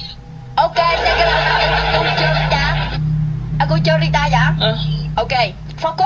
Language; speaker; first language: Indonesian; non-native, learner; Vietnamese